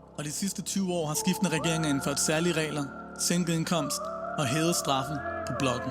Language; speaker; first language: Danish; early bilingual, other home language; Persian